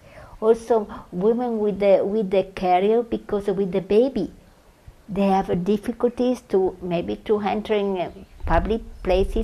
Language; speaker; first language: English; non-native, learner; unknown